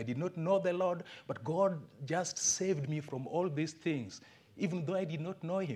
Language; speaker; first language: English; non-native, local second language; Luo (Kenya and Tanzania)